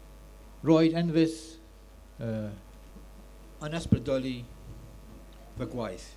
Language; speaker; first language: Welsh; non-native, learner; French